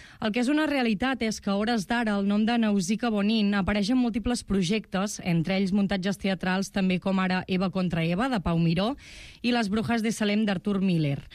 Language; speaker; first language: Catalan; native; Catalan